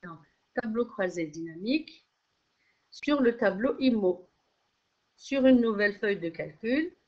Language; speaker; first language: French; non-native, local second language; Arabic